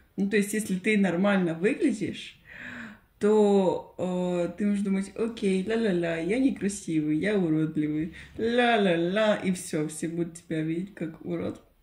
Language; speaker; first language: Russian; non-native, fluent; Spanish